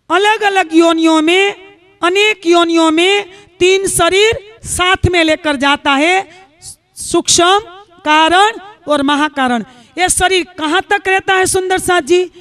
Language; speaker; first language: Hindi; non-native, local second language; Gujarati